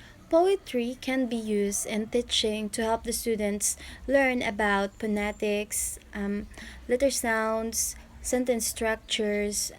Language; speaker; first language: English; non-native, fluent; Filipino